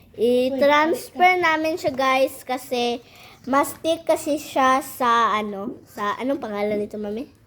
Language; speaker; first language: Filipino; non-native, local second language; Cebuano